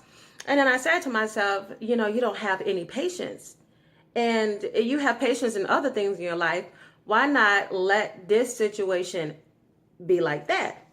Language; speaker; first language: English; native; English